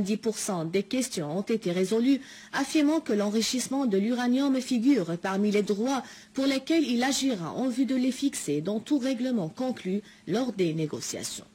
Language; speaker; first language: French; non-native, fluent; Arabic